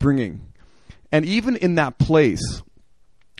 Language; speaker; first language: English; native; English